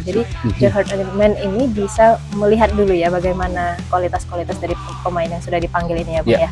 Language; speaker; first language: Indonesian; native; Indonesian